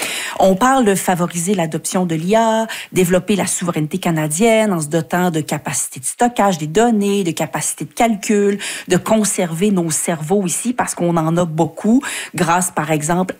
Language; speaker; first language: French; native; French